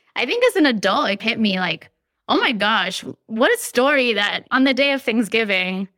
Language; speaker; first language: English; early bilingual, other home language; Spanish